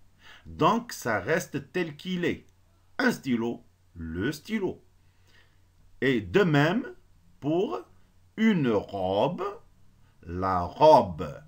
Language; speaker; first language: French; non-native, local second language; Arabic